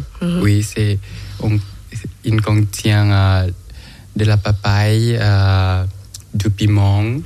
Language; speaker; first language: French; non-native, learner; Thai